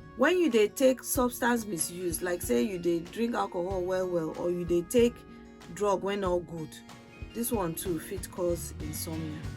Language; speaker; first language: Nigerian Pidgin; non-native, local second language; Yoruba